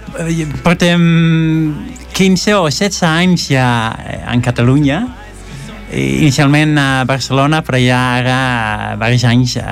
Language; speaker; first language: Catalan; non-native, fluent; Dutch